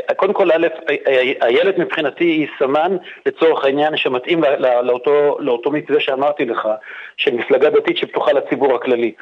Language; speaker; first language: Hebrew; native; Hebrew